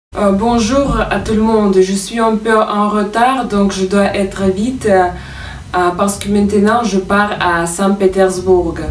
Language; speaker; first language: French; non-native, fluent; Russian